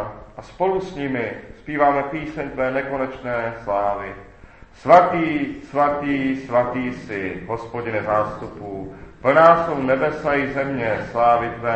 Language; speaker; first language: Czech; native; Czech